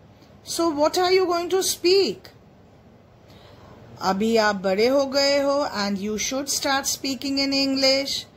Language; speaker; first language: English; non-native, local second language; Hindi